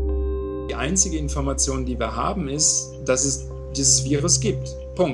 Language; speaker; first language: German; native; German